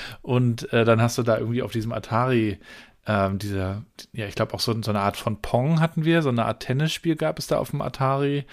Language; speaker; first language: German; native; German